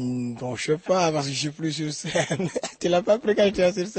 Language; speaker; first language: French; non-native, local second language; Wolof